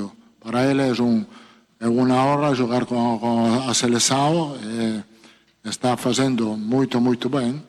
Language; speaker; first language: Portuguese; non-native, fluent; Italian